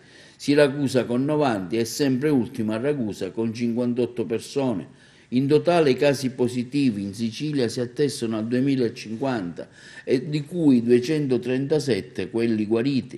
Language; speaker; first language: Italian; native; Italian